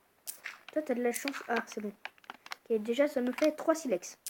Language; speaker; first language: French; native; French